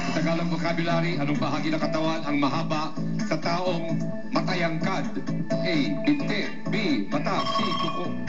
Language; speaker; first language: Filipino; native; Filipino